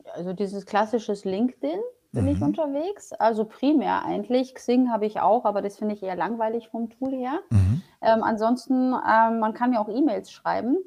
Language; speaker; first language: German; early bilingual, other home language; Polish